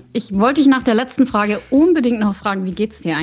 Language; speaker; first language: German; native; German